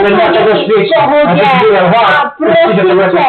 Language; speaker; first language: Czech; native; Czech